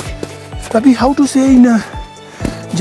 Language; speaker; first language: English; non-native, learner; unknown